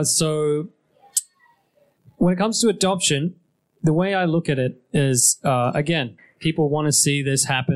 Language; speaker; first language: English; native; English